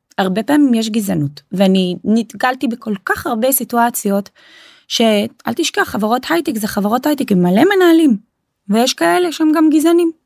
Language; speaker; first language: Hebrew; non-native, local second language; Arabic